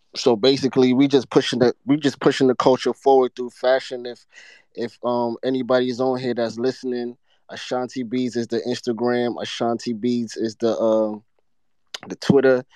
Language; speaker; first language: English; non-native, local second language; Akan